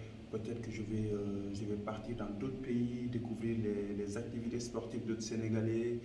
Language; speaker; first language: French; non-native, local second language; Wolof